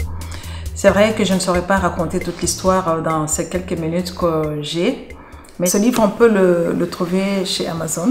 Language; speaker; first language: French; non-native, local second language; Lingala